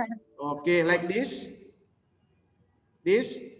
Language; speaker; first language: English; non-native, local second language; Indonesian